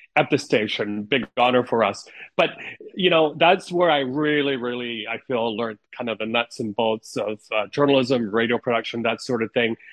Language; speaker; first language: English; non-native, fluent; Ukrainian